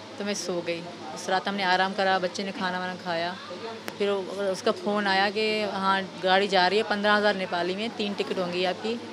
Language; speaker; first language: Urdu; non-native, local second language; Sindhi